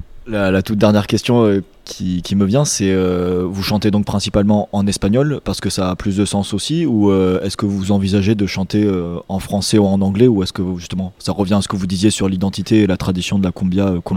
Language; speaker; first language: French; native; French